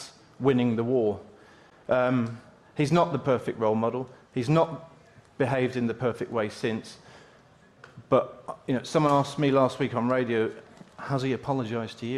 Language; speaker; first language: English; native; English